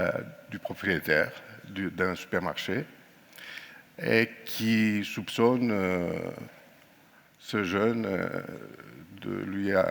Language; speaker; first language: French; non-native, fluent; Greek